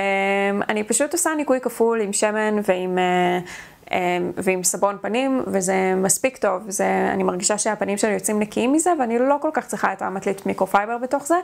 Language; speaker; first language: Hebrew; native; Hebrew